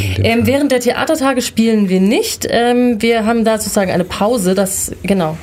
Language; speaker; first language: German; native; German